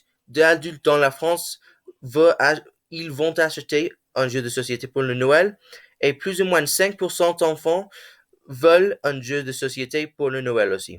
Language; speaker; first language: French; non-native, learner; English